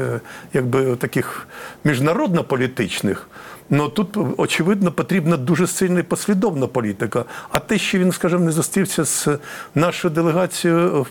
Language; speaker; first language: Ukrainian; native; Ukrainian